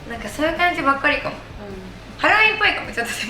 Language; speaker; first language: Japanese; native; Japanese